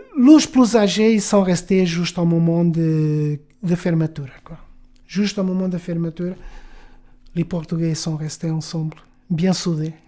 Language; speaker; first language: French; non-native, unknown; Portuguese